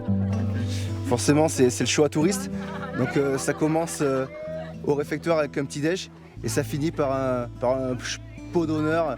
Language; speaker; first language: French; native; French